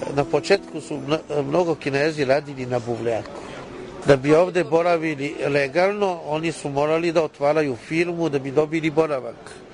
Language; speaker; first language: Serbian; non-native, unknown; Chinese